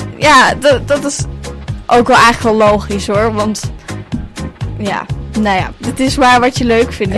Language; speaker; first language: Dutch; native; Dutch